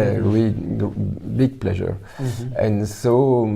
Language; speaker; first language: English; non-native, learner; French